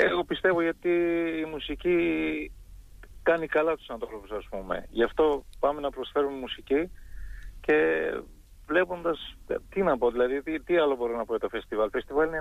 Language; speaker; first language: Greek; non-native, fluent; Arabic